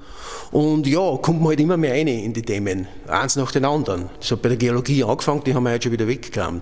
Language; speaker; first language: German; native; German